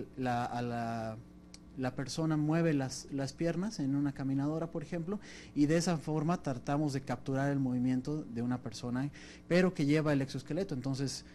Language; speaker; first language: Spanish; native; Spanish